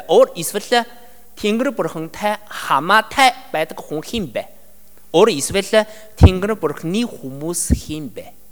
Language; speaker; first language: Mongolian; non-native, learner; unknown